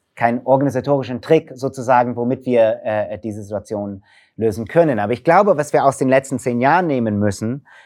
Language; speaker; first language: German; non-native, fluent; English